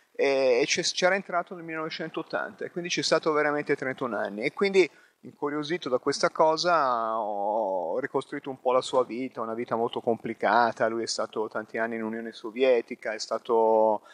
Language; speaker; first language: Italian; native; Italian